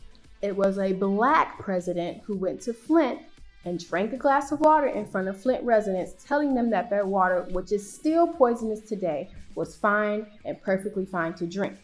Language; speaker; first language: English; native; English